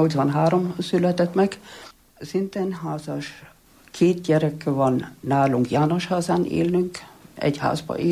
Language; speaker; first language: Hungarian; non-native, fluent; German